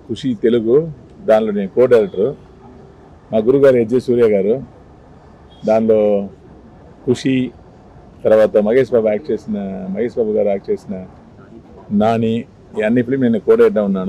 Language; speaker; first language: Telugu; non-native, learner; Tamil